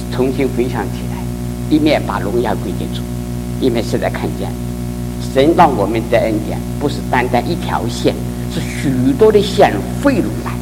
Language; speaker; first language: Chinese; native; Chinese